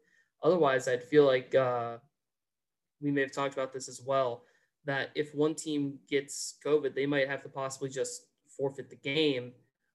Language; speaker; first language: English; native; English